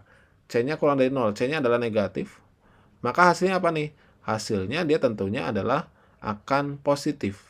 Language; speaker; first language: Indonesian; native; Indonesian